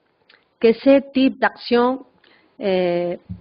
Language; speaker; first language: French; non-native, learner; Spanish